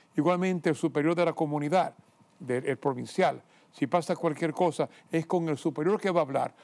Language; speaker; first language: Spanish; native; Spanish